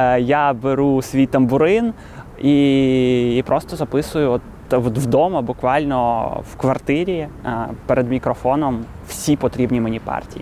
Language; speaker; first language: Ukrainian; non-native, local second language; Russian